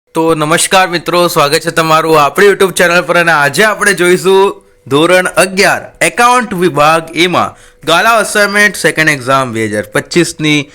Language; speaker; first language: Gujarati; non-native, local second language; Marathi